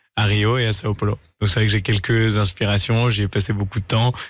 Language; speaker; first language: French; native; French